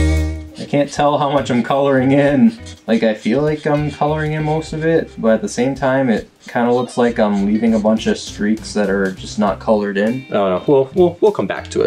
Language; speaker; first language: English; native; English